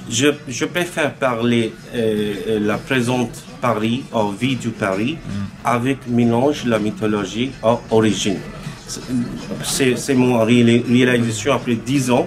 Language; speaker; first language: French; non-native, learner; Bangla